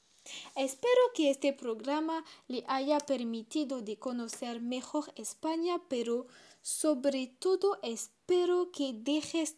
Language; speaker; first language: Spanish; non-native, learner; French